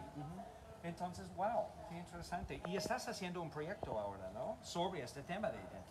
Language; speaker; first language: Spanish; non-native, learner; English